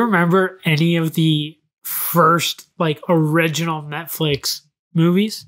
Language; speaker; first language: English; native; English